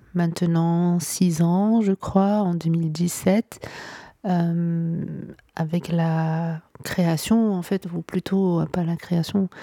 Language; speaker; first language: French; non-native, local second language; Arabic